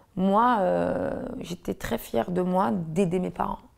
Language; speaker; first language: French; native; French